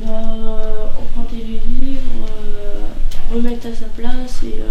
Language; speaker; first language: French; native; French